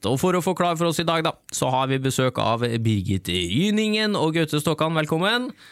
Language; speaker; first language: Norwegian; native; Norwegian